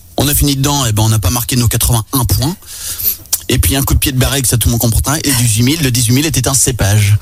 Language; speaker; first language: French; native; French